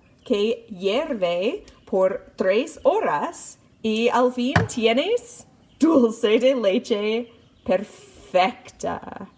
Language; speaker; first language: Spanish; non-native, fluent; English